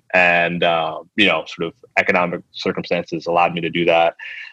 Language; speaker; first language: English; early bilingual, other home language; Telugu